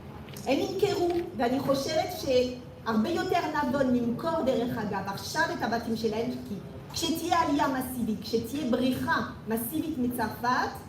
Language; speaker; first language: Hebrew; non-native, fluent; French